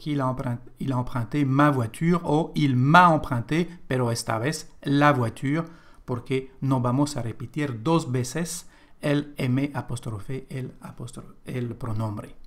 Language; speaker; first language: Spanish; non-native, fluent; French